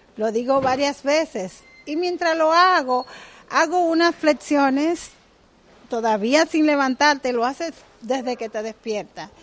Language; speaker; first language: Spanish; native; Spanish